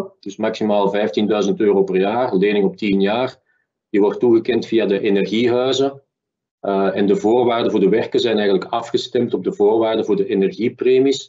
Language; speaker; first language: Dutch; native; Dutch